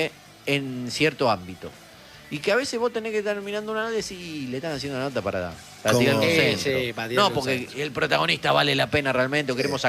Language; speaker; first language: Spanish; native; Spanish